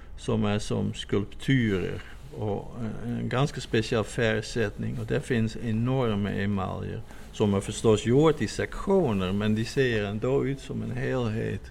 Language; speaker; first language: Swedish; non-native, fluent; Dutch